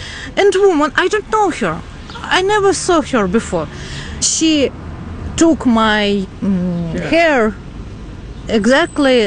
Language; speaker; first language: English; non-native, learner; Russian